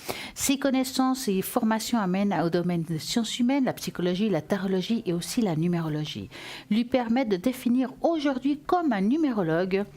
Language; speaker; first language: French; native; French